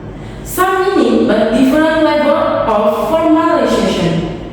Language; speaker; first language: English; non-native, learner; Indonesian